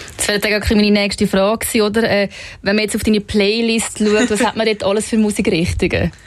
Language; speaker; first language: German; native; German